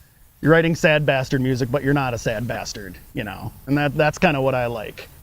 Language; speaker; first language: English; native; English